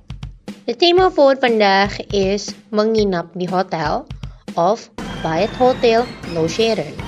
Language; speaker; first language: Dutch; non-native, learner; Indonesian